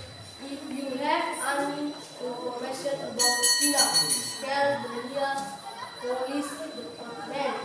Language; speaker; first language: English; non-native, learner; Indonesian